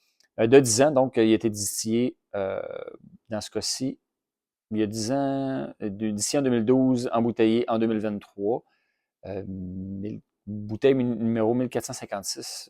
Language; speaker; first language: French; native; French